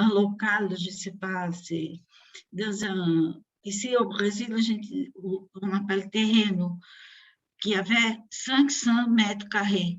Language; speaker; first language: French; non-native, fluent; Portuguese